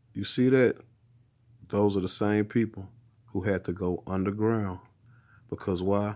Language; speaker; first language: English; native; English